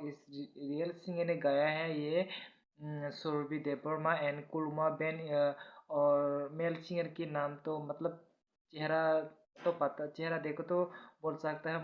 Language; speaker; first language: Hindi; non-native, local second language; Kok Borok